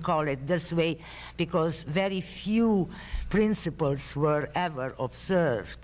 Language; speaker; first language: English; non-native, fluent; Romanian